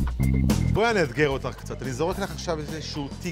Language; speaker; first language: Hebrew; native; Hebrew